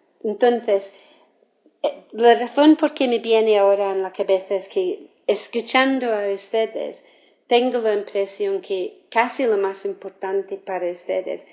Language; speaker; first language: Spanish; non-native, fluent; English